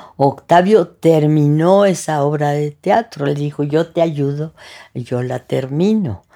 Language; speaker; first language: Spanish; early bilingual, other home language; French